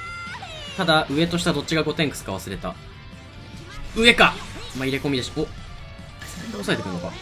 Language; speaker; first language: Japanese; native; Japanese